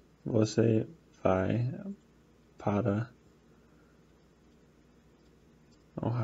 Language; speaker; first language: Portuguese; non-native, fluent; English